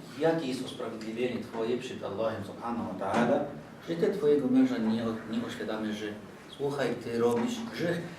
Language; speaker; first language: Polish; non-native, fluent; Arabic